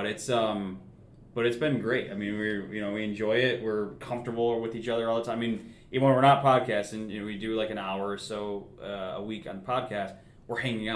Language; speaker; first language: English; native; English